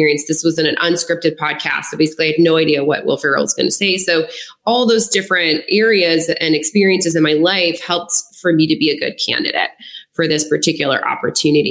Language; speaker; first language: English; native; English